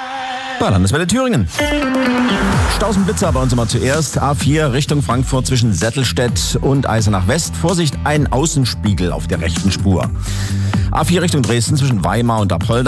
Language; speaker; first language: German; native; German